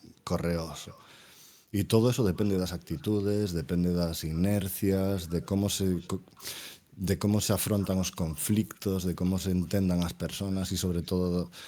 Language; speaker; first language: Galician; non-native, local second language; Spanish